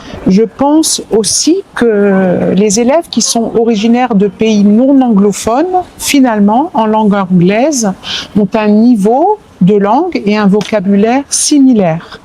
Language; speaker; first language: French; native; French